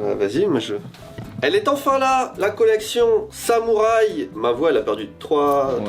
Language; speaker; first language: French; native; French